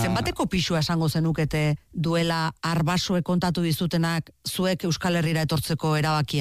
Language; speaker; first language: Basque; native; Basque